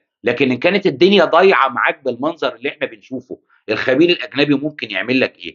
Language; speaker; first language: Arabic; native; Arabic